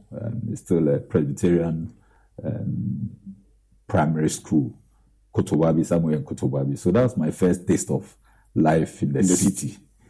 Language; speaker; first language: English; non-native, local second language; Akan